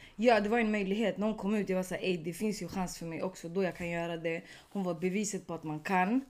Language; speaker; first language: Swedish; early bilingual, other home language; Arabic